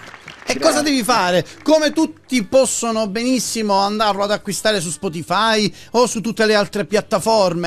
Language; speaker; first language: Italian; native; Italian